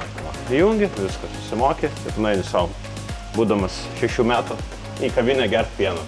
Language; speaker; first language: Lithuanian; native; Lithuanian